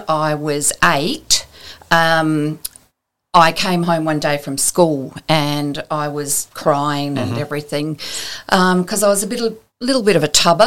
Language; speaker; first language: English; native; English